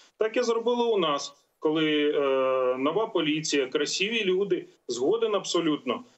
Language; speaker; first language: Ukrainian; native; Ukrainian